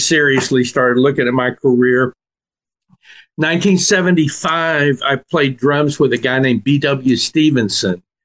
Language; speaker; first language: English; native; English